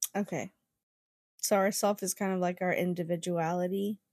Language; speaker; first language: English; native; English